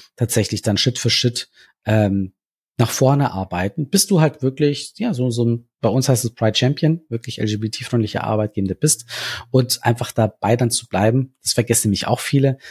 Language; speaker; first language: German; native; German